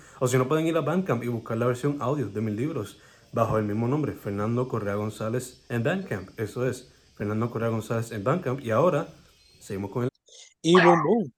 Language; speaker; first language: Spanish; native; Spanish